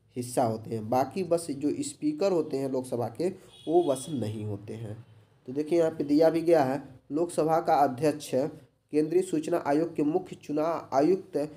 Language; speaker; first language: Hindi; native; Hindi